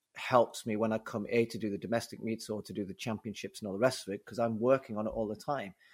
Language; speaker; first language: English; native; English